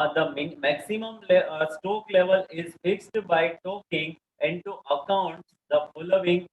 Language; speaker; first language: English; non-native, local second language; Gujarati